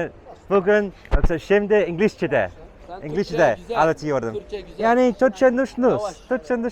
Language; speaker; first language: Turkish; non-native, learner; English